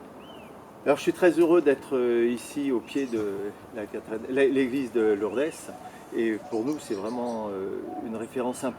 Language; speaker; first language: French; native; French